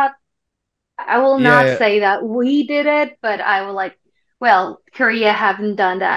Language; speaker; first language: English; non-native, fluent; Korean